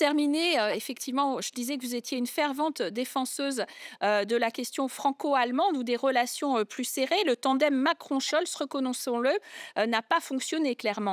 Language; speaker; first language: French; native; French